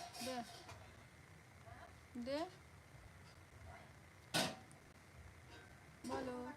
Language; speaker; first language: Bangla; non-native, local second language; Santali